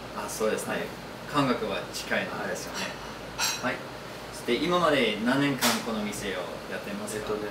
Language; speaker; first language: Japanese; non-native, learner; English